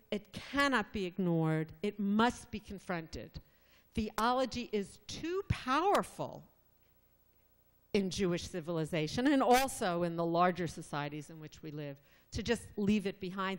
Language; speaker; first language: English; native; English